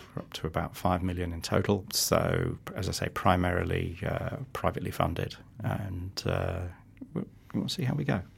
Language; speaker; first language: English; native; English